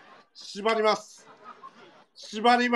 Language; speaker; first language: Japanese; native; Japanese